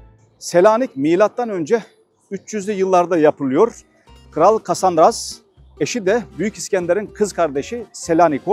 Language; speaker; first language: Turkish; native; Turkish